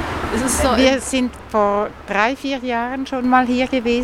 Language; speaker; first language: German; native; German